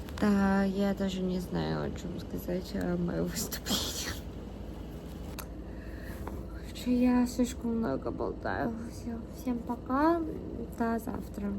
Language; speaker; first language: Russian; non-native, fluent; Korean